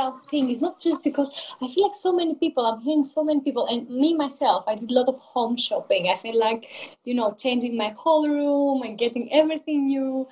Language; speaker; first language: English; non-native, fluent; Greek